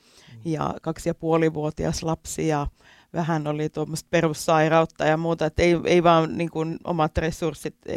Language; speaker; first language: Finnish; native; Finnish